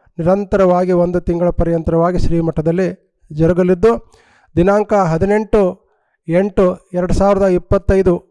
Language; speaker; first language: Kannada; native; Kannada